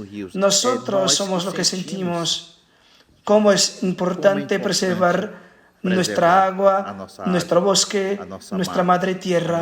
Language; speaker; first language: Spanish; non-native, fluent; Portuguese